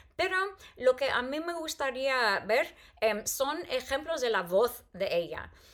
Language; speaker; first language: Spanish; non-native, fluent; English